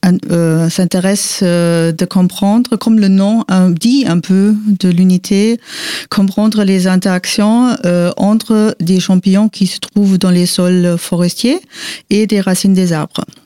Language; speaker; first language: French; non-native, fluent; German